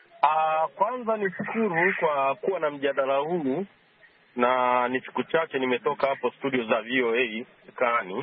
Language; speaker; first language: Swahili; native; Swahili